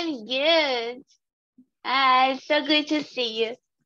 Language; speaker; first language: English; non-native, learner; Portuguese